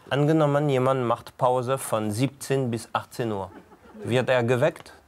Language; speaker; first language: German; non-native, fluent; French